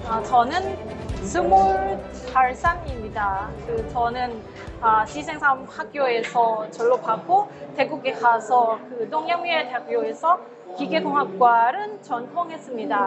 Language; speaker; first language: Korean; non-native, fluent; Thai